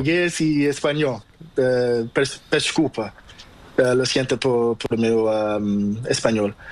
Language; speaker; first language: Spanish; non-native, learner; Portuguese